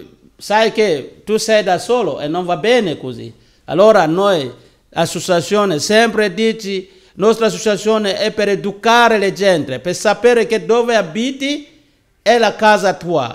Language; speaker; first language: Italian; non-native, learner; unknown